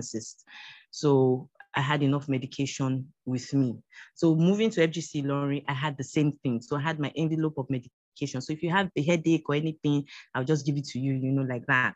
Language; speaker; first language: English; non-native, local second language; Yoruba